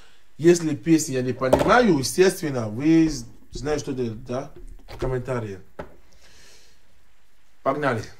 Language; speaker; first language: Russian; non-native, learner; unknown